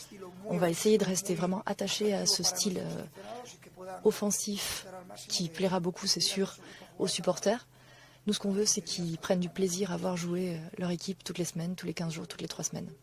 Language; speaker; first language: French; native; French